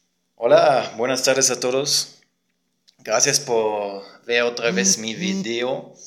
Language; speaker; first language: Spanish; non-native, fluent; German